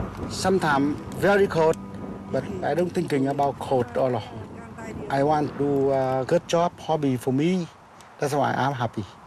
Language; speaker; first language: English; non-native, learner; Vietnamese